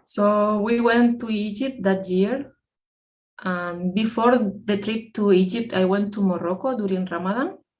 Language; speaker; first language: English; non-native, fluent; Spanish